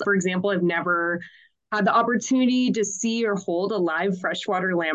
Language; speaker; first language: English; native; English